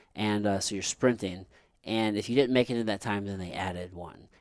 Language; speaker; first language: English; native; English